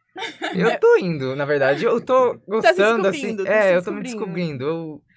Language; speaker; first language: Portuguese; native; Portuguese